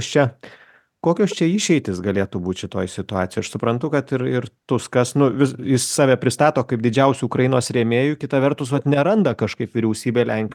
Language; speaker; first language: Lithuanian; native; Lithuanian